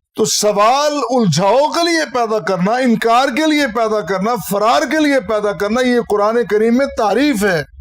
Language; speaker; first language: Urdu; non-native, local second language; Punjabi